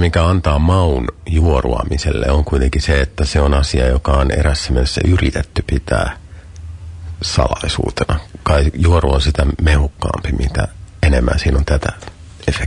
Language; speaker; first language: Finnish; native; Finnish